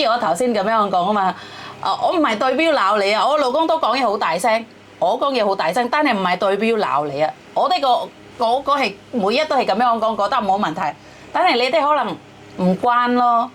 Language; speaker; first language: Cantonese; non-native, fluent; Indonesian